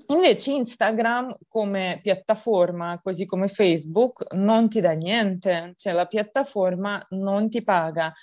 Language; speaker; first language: Italian; non-native, fluent; Russian